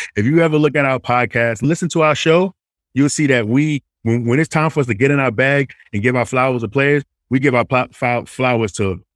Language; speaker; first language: English; native; English